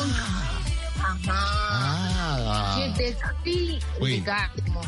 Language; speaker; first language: French; non-native, learner; Akan